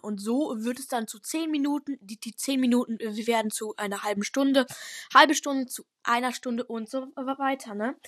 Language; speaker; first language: German; native; German